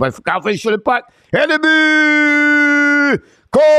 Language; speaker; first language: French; native; French